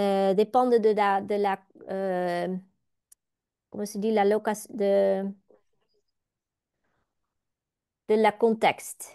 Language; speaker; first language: French; non-native, learner; Dutch